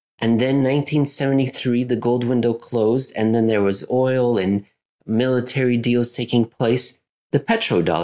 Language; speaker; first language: English; native; English